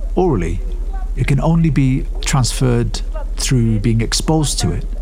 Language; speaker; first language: English; early bilingual, other home language; Urdu